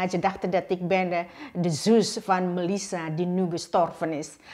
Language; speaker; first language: Dutch; non-native, learner; Indonesian